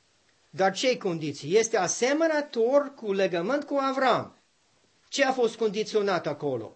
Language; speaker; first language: Romanian; non-native, learner; English